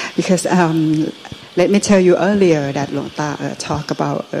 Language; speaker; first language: English; non-native, fluent; Thai